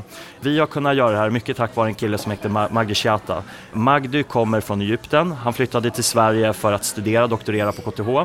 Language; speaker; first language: Swedish; native; Swedish